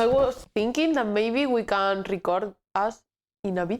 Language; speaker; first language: English; non-native, learner; Spanish